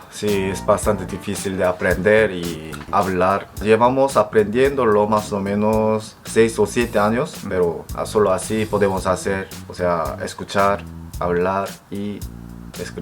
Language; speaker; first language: Spanish; non-native, fluent; Korean